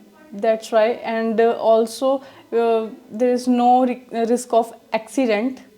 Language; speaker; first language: English; non-native, learner; Punjabi